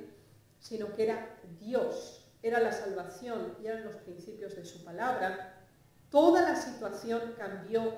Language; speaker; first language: Spanish; native; Spanish